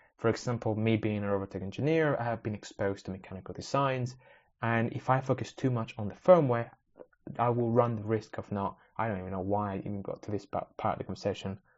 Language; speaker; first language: English; early bilingual, other home language; Spanish